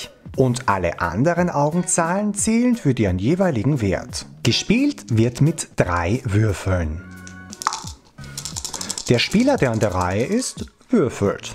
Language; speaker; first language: German; native; German